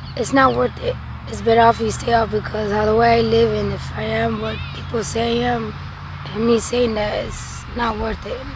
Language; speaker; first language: English; non-native, fluent; Spanish